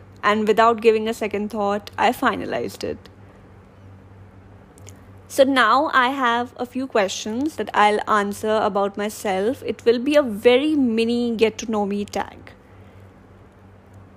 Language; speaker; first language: English; non-native, local second language; Hindi